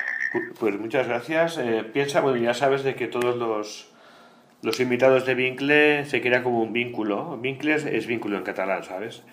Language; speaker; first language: Spanish; native; Spanish